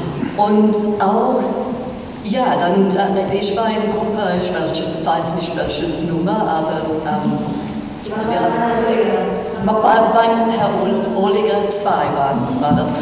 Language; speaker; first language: German; non-native, fluent; English